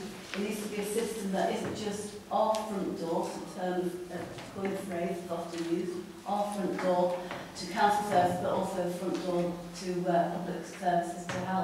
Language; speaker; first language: English; native; English